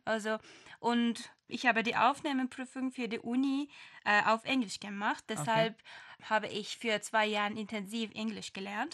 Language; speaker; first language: German; non-native, fluent; Turkish